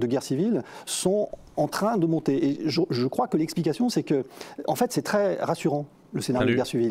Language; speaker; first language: French; native; French